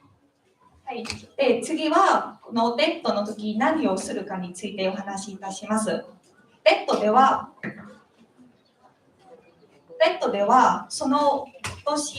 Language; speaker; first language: Japanese; non-native, learner; Vietnamese